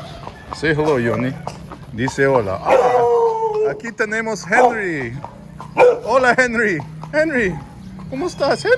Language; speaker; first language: Spanish; non-native, learner; English